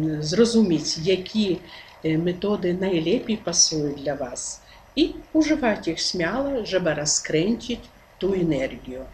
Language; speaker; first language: Polish; non-native, learner; Ukrainian